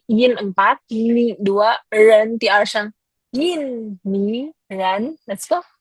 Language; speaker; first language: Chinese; non-native, fluent; Indonesian